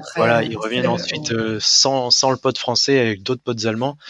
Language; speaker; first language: French; native; French